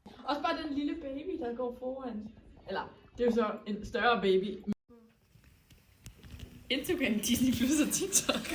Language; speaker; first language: Danish; native; Danish